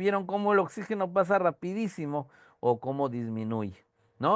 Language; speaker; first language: Spanish; native; Spanish